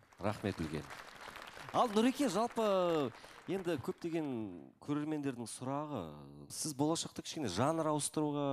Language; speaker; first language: Kazakh; native; Kazakh